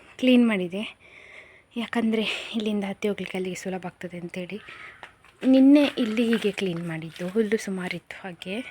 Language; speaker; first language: Kannada; non-native, local second language; Konkani